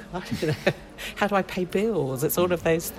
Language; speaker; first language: English; native; English